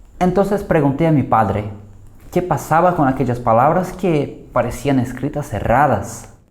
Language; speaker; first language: Spanish; non-native, fluent; Portuguese